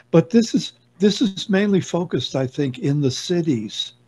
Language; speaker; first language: English; native; English